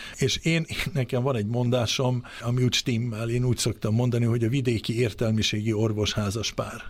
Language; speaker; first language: Hungarian; early bilingual, heritage; Swedish